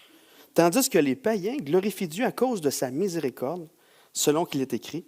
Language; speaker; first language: French; native; French